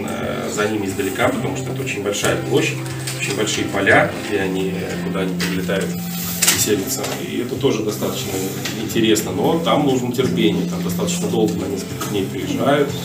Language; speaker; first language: Russian; native; Russian